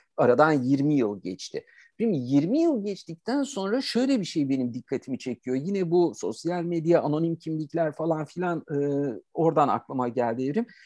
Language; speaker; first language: Turkish; native; Turkish